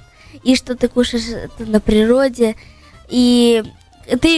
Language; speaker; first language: Russian; early bilingual, heritage; Russian